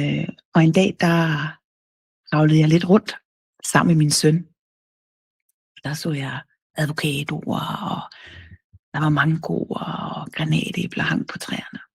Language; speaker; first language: Danish; native; Danish